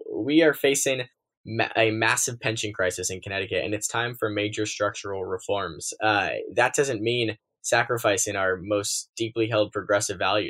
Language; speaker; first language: English; native; English